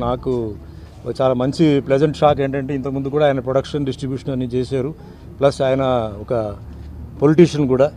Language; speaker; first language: Telugu; native; Telugu